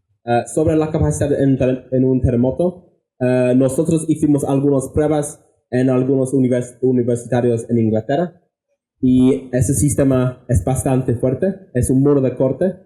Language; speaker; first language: Spanish; non-native, fluent; English